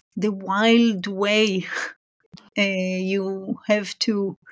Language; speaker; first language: English; non-native, fluent; Hebrew